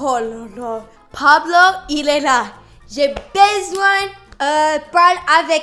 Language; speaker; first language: French; non-native, learner; English